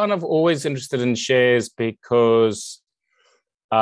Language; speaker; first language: English; native; English